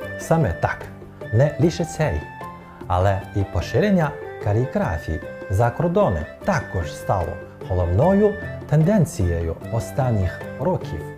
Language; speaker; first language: Ukrainian; non-native, fluent; Chinese